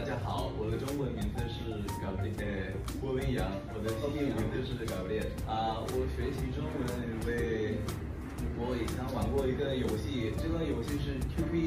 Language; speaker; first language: Chinese; non-native, learner; Spanish